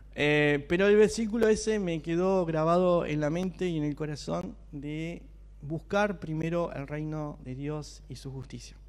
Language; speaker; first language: Spanish; native; Spanish